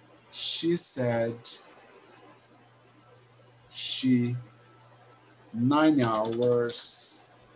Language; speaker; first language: English; non-native, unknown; Portuguese